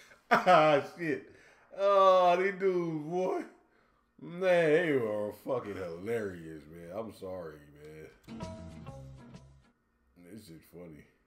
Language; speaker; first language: English; native; English